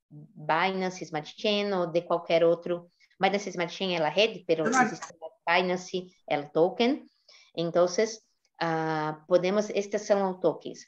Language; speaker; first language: Spanish; non-native, fluent; Portuguese